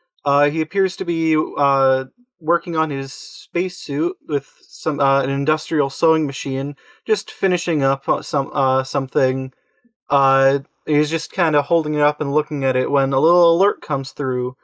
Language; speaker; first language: English; native; English